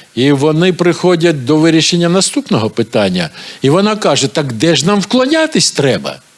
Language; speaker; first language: Ukrainian; non-native, local second language; Russian